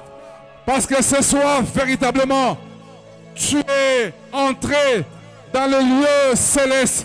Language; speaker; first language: French; non-native, local second language; Lingala